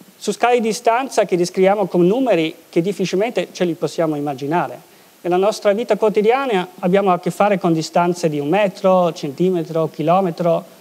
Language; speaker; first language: Italian; non-native, local second language; German